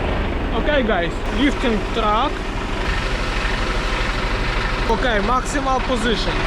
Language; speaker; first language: English; non-native, learner; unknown